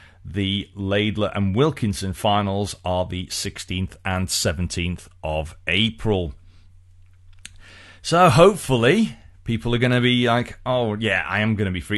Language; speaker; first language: English; native; English